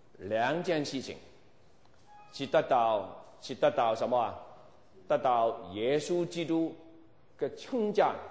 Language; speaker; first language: Chinese; non-native, local second language; Cantonese